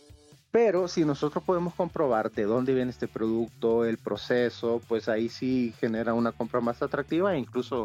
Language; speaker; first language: Spanish; native; Spanish